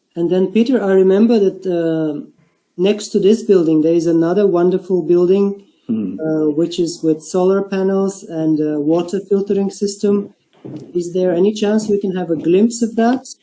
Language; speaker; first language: English; non-native, fluent; Bulgarian